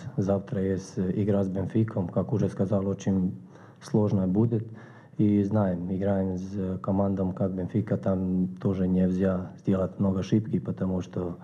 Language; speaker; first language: Russian; non-native, learner; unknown